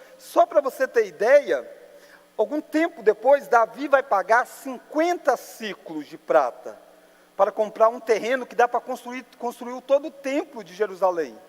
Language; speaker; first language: Portuguese; native; Portuguese